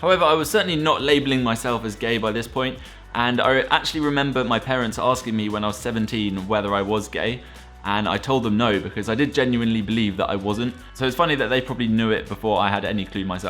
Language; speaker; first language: English; native; English